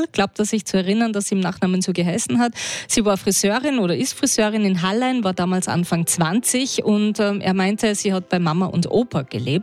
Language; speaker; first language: German; native; German